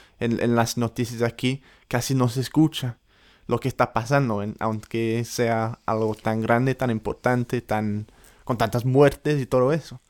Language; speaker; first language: Spanish; non-native, fluent; English